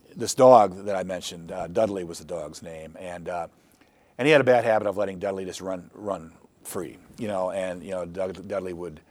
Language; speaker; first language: English; native; English